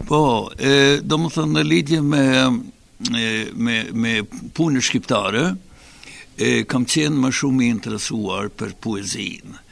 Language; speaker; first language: Albanian; non-native, fluent; Swedish